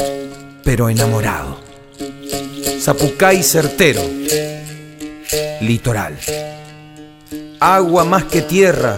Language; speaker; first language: Spanish; native; Spanish